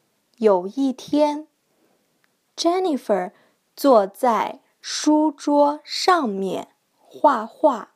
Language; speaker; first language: Chinese; non-native, learner; English